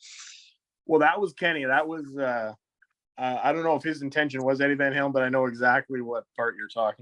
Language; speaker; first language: English; native; English